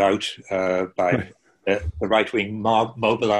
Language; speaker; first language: English; native; English